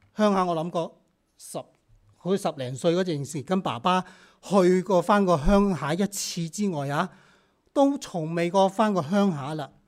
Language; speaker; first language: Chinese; non-native, local second language; Cantonese